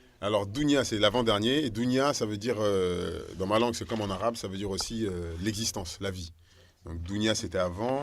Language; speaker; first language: French; native; French